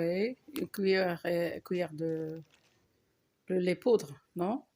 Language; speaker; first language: French; non-native, local second language; Arabic